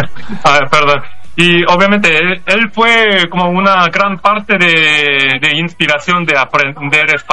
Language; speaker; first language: Spanish; non-native, fluent; Korean